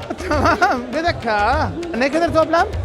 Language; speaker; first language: Turkish; non-native, learner; Urdu